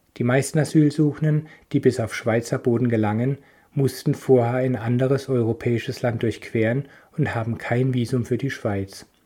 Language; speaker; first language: German; native; German